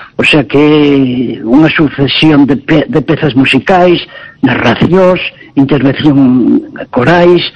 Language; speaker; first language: Galician; native; Galician